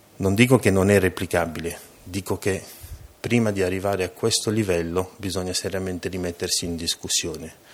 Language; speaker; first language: Italian; non-native, fluent; French